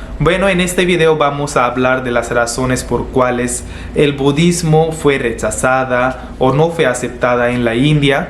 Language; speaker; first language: Spanish; non-native, fluent; Hindi